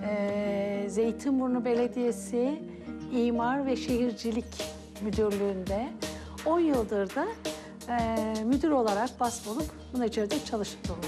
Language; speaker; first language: Turkish; early bilingual, other home language; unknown